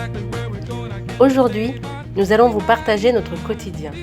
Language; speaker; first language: French; native; French